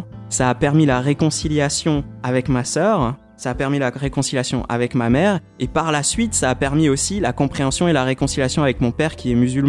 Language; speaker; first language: French; native; French